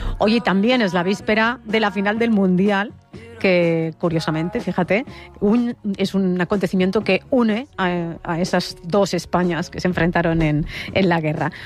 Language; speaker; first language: Spanish; native; Spanish